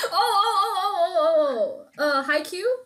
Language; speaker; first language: Chinese; early bilingual, heritage; Chinese